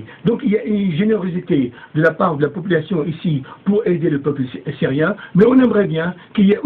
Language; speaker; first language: French; non-native, fluent; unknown